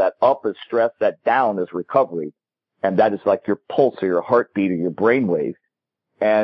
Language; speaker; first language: English; native; English